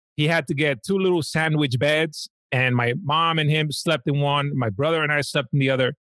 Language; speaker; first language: English; early bilingual, other home language; Spanish